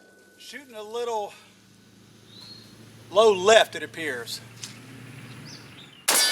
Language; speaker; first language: English; native; English